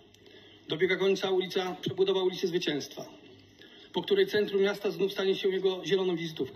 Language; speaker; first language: Polish; native; Polish